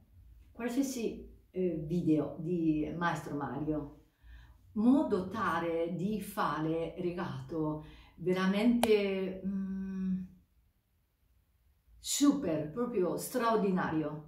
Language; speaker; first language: Italian; non-native, fluent; Japanese